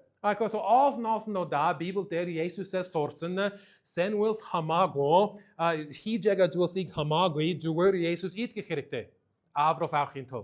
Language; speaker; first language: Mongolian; non-native, learner; English